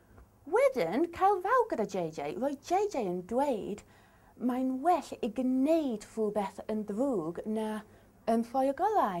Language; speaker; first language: Welsh; non-native, learner; English